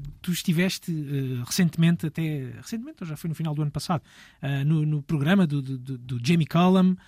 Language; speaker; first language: Portuguese; native; Portuguese